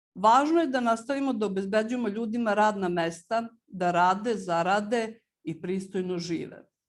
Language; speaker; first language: Serbian; native; Serbian